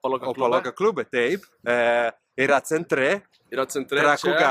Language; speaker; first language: Lithuanian; non-native, learner; Italian